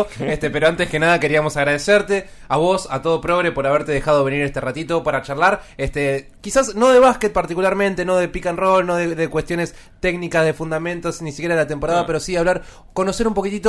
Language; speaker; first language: Spanish; native; Spanish